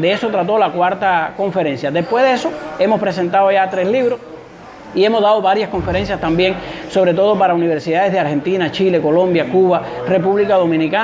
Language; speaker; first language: Spanish; native; Spanish